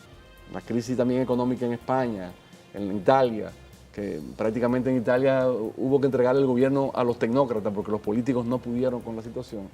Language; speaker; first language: Spanish; native; Spanish